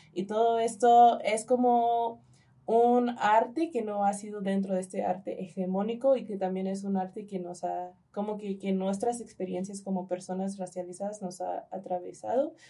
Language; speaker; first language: Spanish; early bilingual, heritage; Spanish